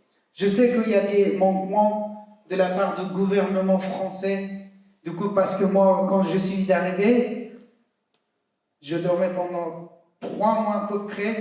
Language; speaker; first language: French; non-native, fluent; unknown